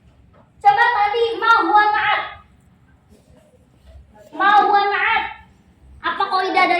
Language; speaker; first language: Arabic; non-native, fluent; Indonesian